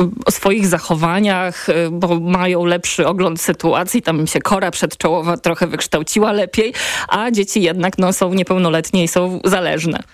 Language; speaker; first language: Polish; native; Polish